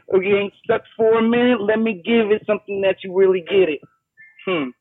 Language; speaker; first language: English; native; English